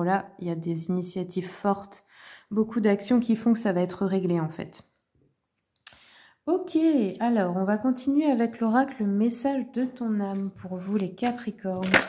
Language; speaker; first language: French; native; French